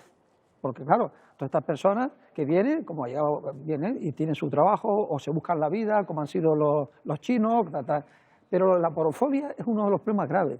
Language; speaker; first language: Spanish; native; Spanish